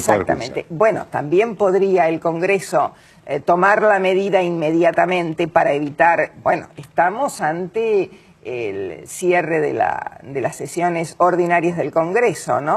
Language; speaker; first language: Spanish; native; Spanish